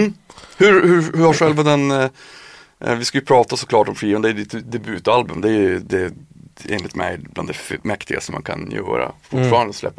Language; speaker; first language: Swedish; native; Swedish